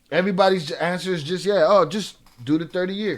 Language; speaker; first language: English; native; English